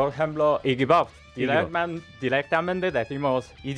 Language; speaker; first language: Spanish; non-native, learner; Chinese